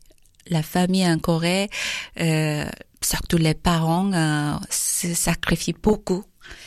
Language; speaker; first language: French; non-native, fluent; Korean